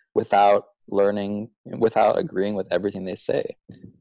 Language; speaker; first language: English; native; English